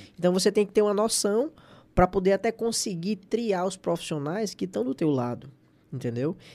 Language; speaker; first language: Portuguese; native; Portuguese